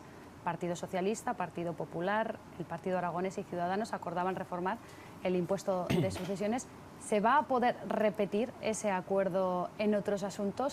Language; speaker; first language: Spanish; native; Spanish